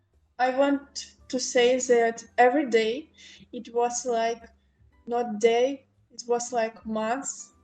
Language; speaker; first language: English; non-native, local second language; Ukrainian